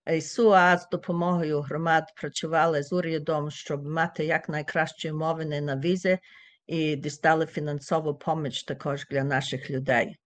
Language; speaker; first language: Ukrainian; early bilingual, heritage; Ukrainian